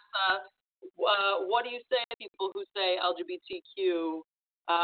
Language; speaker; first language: English; native; English